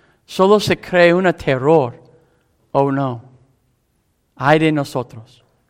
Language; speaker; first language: Spanish; non-native, fluent; English